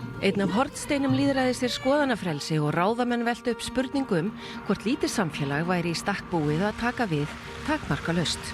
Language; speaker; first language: Icelandic; native; Icelandic